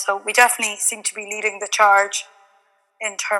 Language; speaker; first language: English; native; English